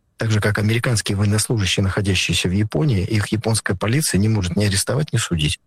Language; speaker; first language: Russian; native; Russian